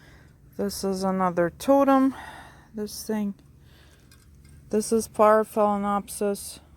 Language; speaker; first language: English; non-native, fluent; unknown